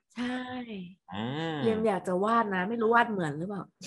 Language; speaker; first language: Thai; native; Thai